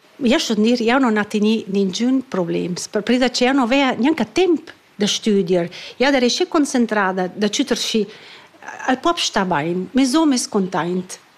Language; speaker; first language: Italian; non-native, fluent; Romansh